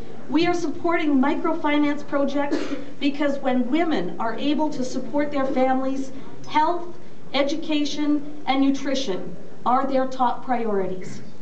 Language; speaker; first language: English; native; English